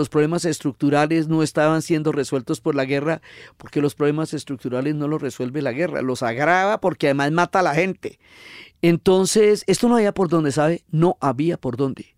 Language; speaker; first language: Spanish; native; Spanish